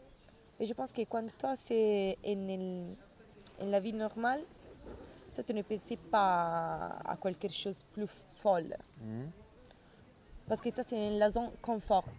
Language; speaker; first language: French; non-native, learner; Italian